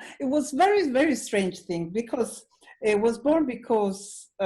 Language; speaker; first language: English; non-native, learner; Italian